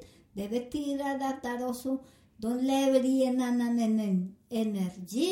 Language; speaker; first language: Swedish; non-native, learner; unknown